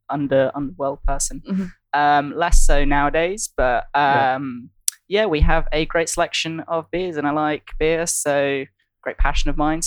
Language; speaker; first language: English; native; English